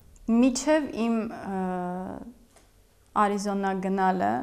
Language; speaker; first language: Armenian; early bilingual, heritage; Armenian